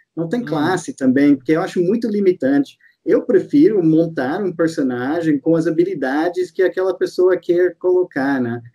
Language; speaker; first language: Portuguese; non-native, fluent; English